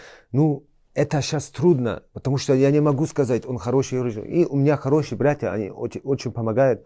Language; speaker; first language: Russian; early bilingual, heritage; Chechen